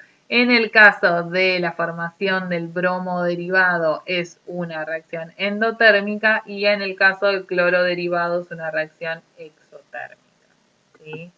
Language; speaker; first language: Spanish; native; Spanish